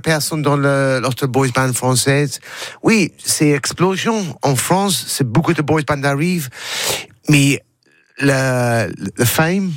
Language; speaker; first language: French; non-native, learner; English